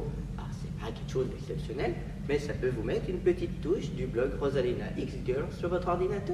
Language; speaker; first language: French; native; French